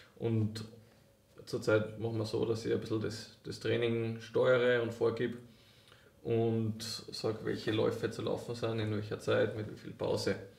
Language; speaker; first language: German; native; German